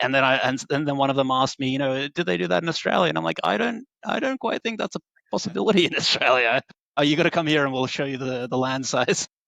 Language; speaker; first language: English; native; English